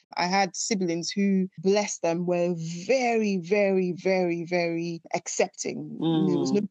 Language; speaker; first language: English; non-native, local second language; Yoruba